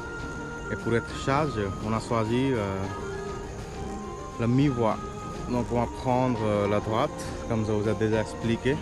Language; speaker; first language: French; non-native, fluent; Hindi